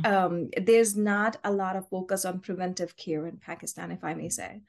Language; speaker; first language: English; non-native, local second language; Urdu